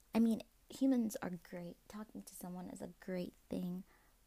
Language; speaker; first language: English; native; English